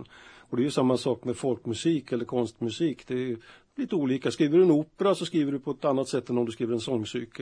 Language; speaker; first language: Swedish; native; Swedish